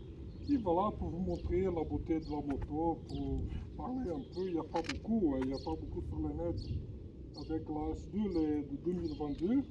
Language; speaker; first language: French; non-native, fluent; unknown